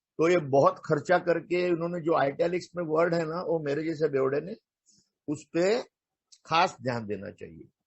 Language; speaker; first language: Hindi; non-native, local second language; Marathi